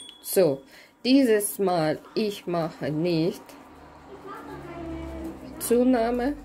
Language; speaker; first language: German; non-native, fluent; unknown